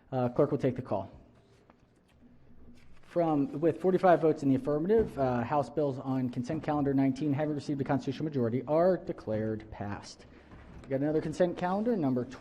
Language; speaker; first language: English; native; English